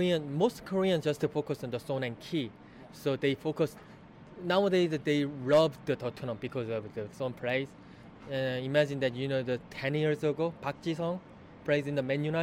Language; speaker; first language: English; non-native, learner; Korean